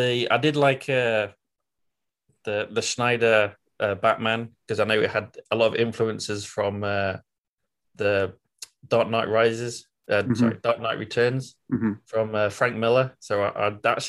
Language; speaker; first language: English; native; English